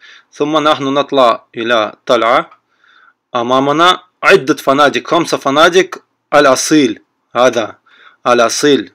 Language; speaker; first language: Arabic; non-native, learner; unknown